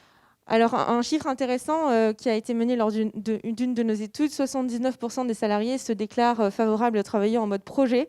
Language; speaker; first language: French; native; French